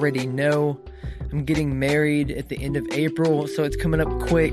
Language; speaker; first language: English; native; English